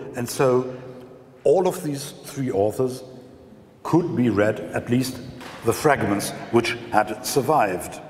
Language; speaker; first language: English; non-native, fluent; German